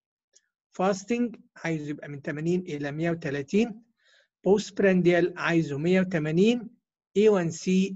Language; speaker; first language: Arabic; native; Arabic